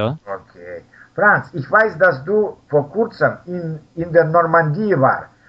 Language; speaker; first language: German; non-native, learner; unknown